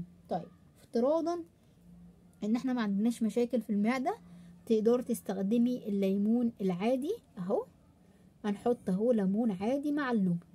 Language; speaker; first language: Arabic; native; Arabic